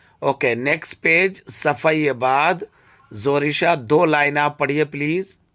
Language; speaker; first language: Urdu; native; Urdu